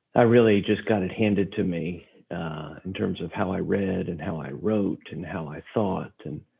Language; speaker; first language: English; native; English